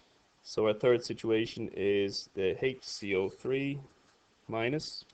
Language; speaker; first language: English; native; English